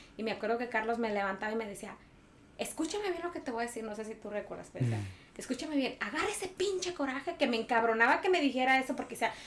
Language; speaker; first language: Spanish; native; Spanish